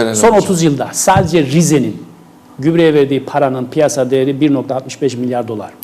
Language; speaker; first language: Turkish; native; Turkish